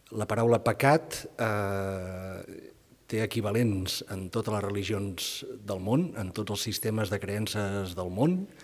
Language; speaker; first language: Catalan; native; Catalan